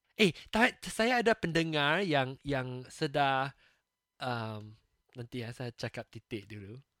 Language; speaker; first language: Malay; non-native, local second language; Chinese